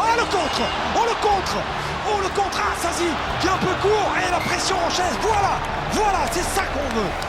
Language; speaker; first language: French; native; French